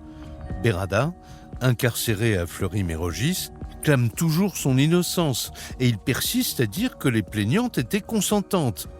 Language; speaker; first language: French; native; French